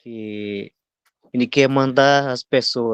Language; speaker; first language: Portuguese; non-native, local second language; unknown